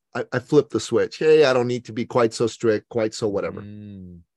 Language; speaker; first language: English; early bilingual, other home language; Persian